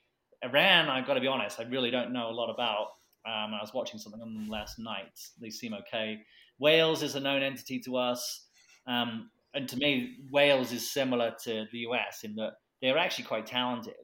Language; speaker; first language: English; native; English